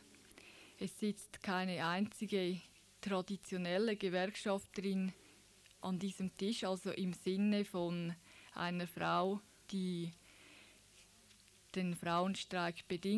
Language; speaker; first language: German; native; German